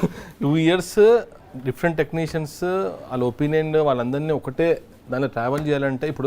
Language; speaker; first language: Telugu; native; Telugu